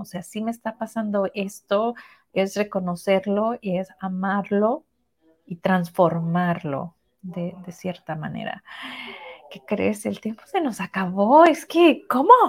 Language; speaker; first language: Spanish; native; Spanish